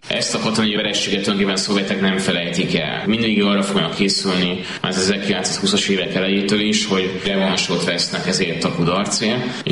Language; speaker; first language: Hungarian; native; Hungarian